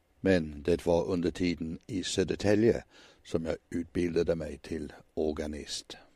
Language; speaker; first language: Swedish; non-native, fluent; English